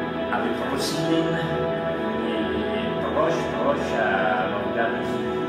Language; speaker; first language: French; non-native, fluent; Italian